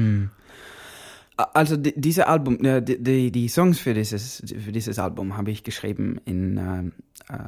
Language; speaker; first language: German; non-native, learner; Norwegian